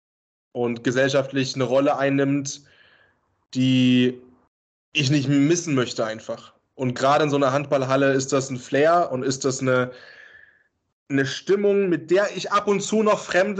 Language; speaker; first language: German; native; German